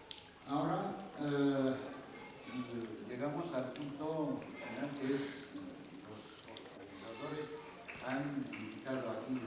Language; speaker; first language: Spanish; non-native, fluent; Arabic